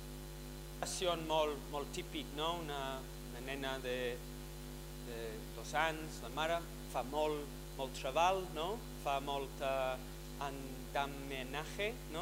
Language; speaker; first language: Catalan; non-native, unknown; English